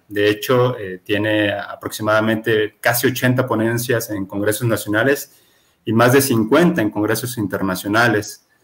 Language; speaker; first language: Spanish; native; Spanish